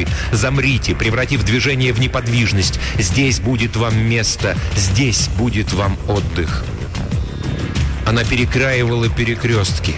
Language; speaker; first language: Russian; native; Russian